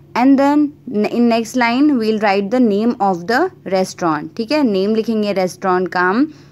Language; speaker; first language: Hindi; native; Hindi